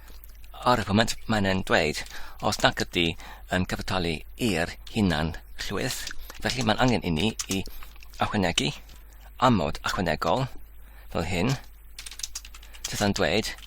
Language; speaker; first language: Welsh; non-native, learner; Polish